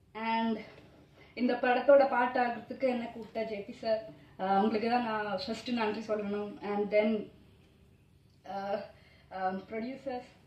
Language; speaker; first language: Tamil; non-native, fluent; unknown